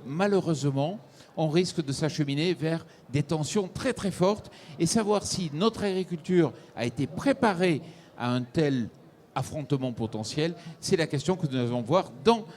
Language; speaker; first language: French; native; French